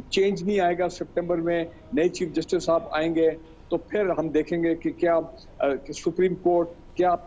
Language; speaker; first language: Urdu; native; Urdu